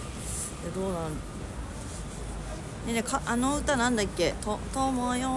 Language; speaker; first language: Japanese; native; Japanese